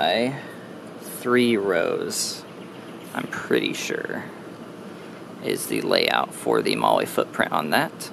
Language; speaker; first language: English; native; English